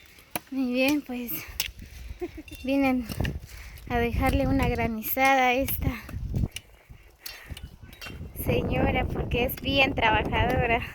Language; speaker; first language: Spanish; native; Spanish